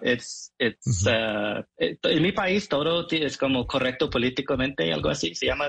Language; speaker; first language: Spanish; non-native, fluent; English